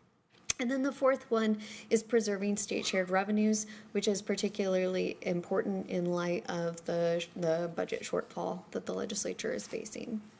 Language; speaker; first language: English; native; English